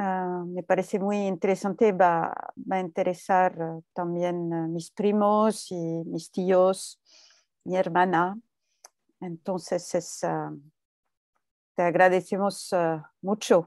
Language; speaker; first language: Spanish; non-native, fluent; French